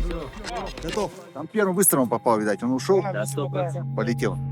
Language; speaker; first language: Russian; native; Russian